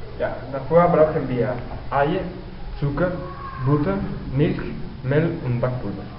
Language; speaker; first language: German; non-native, learner; Spanish